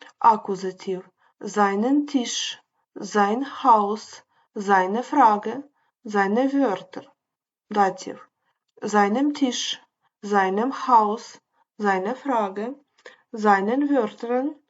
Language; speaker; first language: German; non-native, fluent; Ukrainian